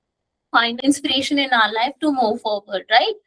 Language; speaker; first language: English; non-native, local second language; Hindi